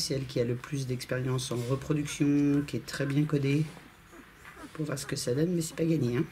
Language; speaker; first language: French; native; French